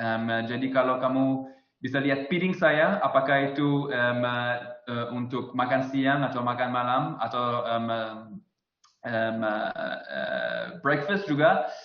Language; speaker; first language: Indonesian; non-native, fluent; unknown